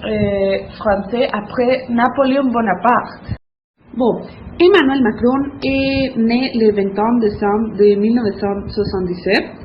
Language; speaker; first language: French; non-native, learner; Spanish